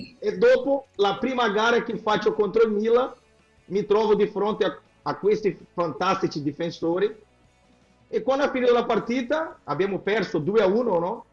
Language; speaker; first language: Italian; non-native, fluent; Portuguese